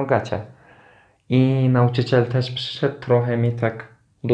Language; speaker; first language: Polish; non-native, learner; Turkish